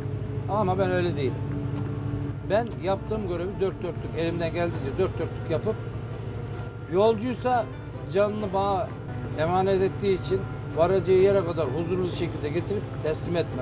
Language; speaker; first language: Turkish; native; Turkish